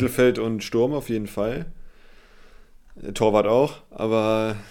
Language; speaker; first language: German; native; German